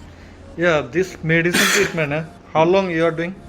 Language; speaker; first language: English; non-native, learner; Bangla